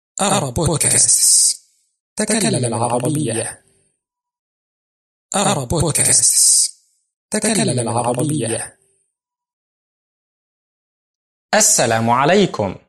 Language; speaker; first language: Arabic; non-native, fluent; Indonesian